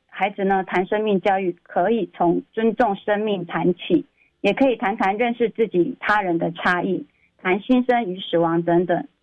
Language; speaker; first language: Chinese; native; Chinese